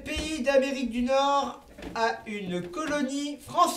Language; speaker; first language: French; native; French